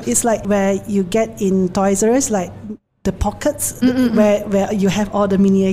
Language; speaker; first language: English; non-native, local second language; Min Nan Chinese